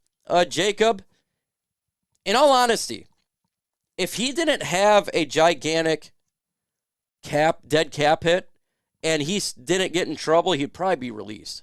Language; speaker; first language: English; native; English